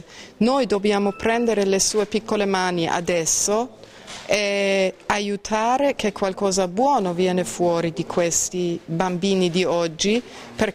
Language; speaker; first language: Italian; non-native, fluent; Persian